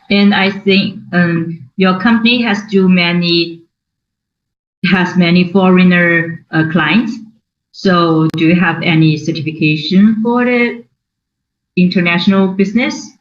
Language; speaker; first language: English; non-native, learner; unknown